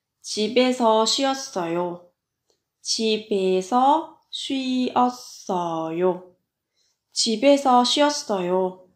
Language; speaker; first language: Korean; non-native, fluent; Vietnamese